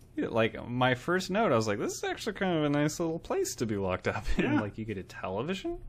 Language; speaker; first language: English; native; English